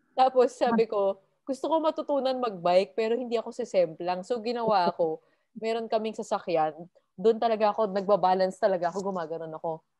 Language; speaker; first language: Filipino; native; Filipino